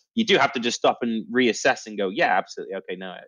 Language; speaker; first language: English; native; English